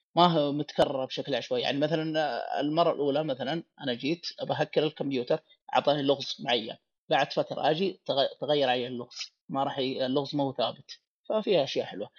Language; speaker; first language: Arabic; native; Arabic